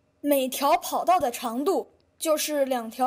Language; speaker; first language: Chinese; native; Chinese